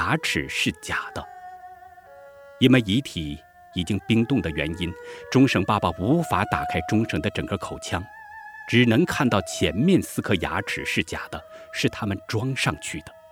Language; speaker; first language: Chinese; native; Chinese